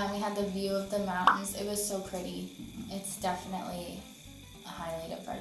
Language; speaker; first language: English; native; English